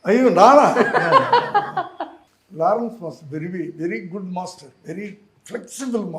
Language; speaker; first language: Telugu; non-native, learner; Tamil